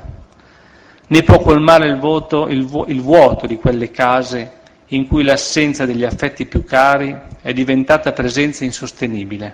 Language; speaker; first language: Italian; native; Italian